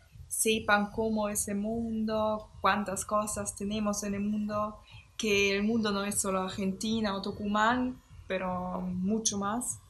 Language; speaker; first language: Spanish; non-native, fluent; German